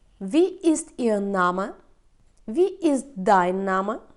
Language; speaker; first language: German; non-native, fluent; Ukrainian